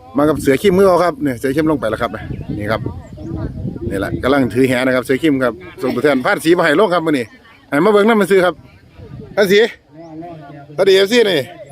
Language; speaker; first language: Thai; native; Thai